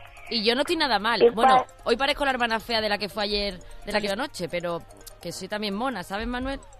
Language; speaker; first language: Spanish; native; Spanish